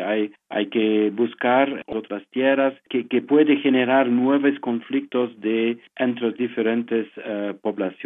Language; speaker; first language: Spanish; non-native, fluent; French